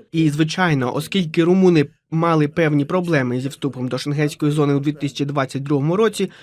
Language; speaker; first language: Ukrainian; non-native, fluent; Romanian